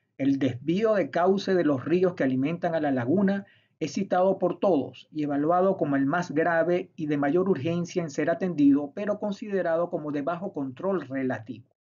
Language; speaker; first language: Spanish; native; Spanish